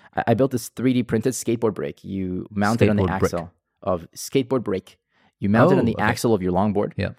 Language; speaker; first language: English; non-native, fluent; Hebrew